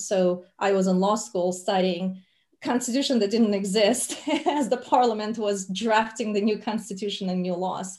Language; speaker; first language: English; non-native, fluent; Russian